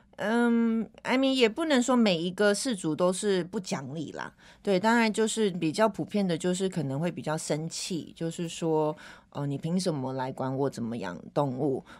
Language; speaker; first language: Chinese; early bilingual, heritage; Chinese